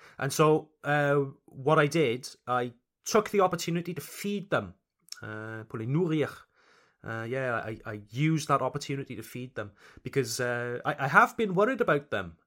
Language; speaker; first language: English; native; English